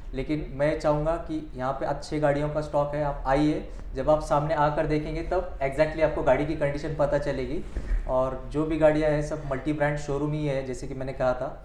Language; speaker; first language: Hindi; non-native, local second language; Marathi